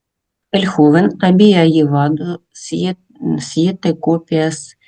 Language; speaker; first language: Spanish; non-native, learner; Russian